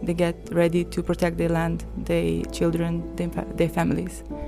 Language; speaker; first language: English; non-native, fluent; Ukrainian